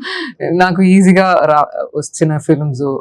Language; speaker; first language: Telugu; non-native, learner; Tamil